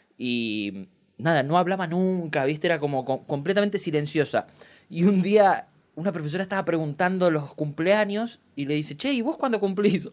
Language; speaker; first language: Spanish; native; Spanish